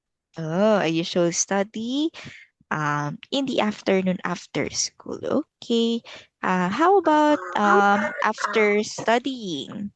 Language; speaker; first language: English; non-native, local second language; Filipino